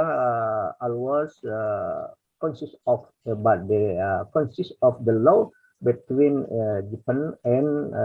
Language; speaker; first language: English; non-native, learner; Indonesian